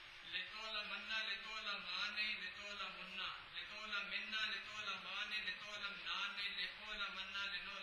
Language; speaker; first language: Arabic; non-native, learner; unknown